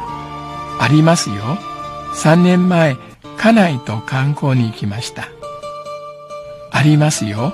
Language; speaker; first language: Japanese; non-native, fluent; Min Nan Chinese